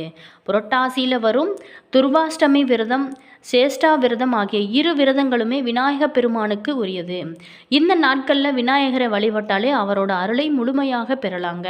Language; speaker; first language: Tamil; native; Tamil